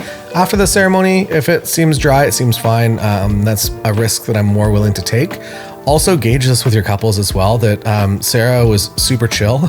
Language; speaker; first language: English; native; English